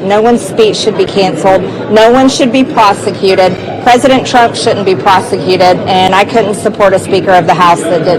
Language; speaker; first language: English; native; English